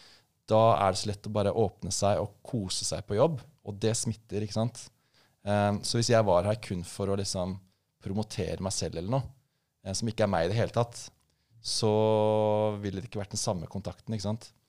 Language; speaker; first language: Norwegian; native; Norwegian